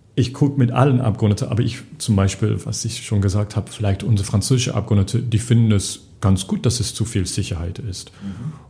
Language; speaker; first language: German; non-native, fluent; English